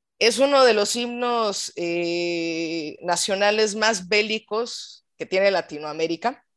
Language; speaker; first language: Spanish; native; Spanish